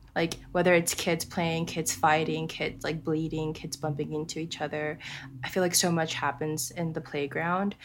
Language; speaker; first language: English; early bilingual, other home language; Japanese